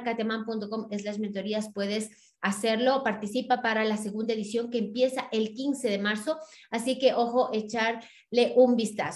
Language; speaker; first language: Spanish; native; Spanish